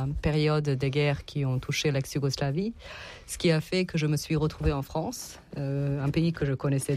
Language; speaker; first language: French; non-native, fluent; Serbian